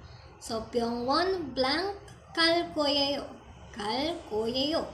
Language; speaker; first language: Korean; non-native, fluent; Filipino